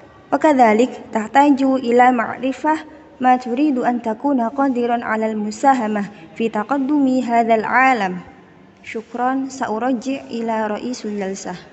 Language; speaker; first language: Arabic; non-native, learner; Indonesian